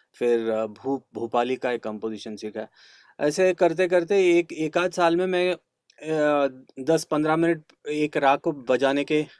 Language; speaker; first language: Hindi; non-native, local second language; Kannada